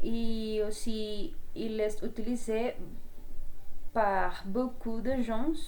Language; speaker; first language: French; non-native, learner; Spanish